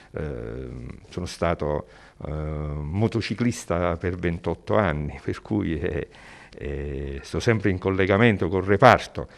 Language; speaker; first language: Italian; native; Italian